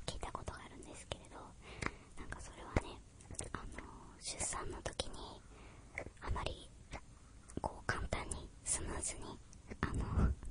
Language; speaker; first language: Japanese; early bilingual, heritage; Japanese